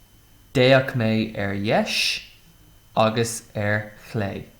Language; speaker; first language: Irish; non-native, local second language; English